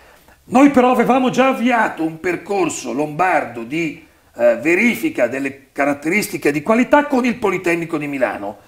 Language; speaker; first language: Italian; native; Italian